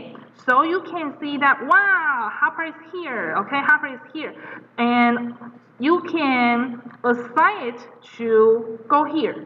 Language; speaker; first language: English; non-native, fluent; Chinese